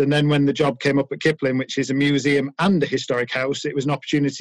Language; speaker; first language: English; native; English